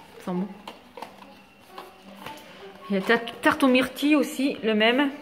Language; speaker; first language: French; native; French